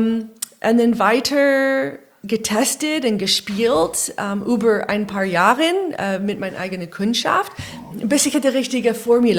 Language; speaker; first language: German; non-native, learner; English